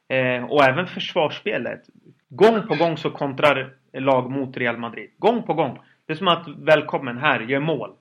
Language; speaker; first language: Swedish; early bilingual, other home language; Kurdish